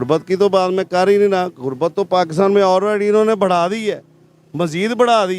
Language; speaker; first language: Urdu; non-native, local second language; Punjabi